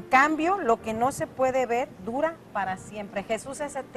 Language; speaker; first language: Spanish; native; Spanish